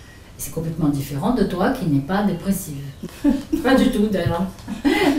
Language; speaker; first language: French; native; French